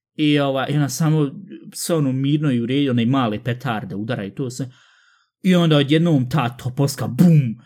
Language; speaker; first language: Bosnian; early bilingual, heritage; Bosnian